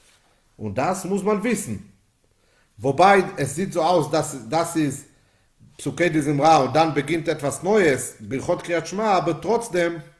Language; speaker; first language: German; non-native, fluent; Yiddish